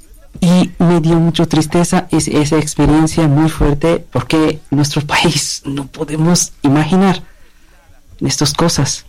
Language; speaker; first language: Spanish; non-native, learner; Bangla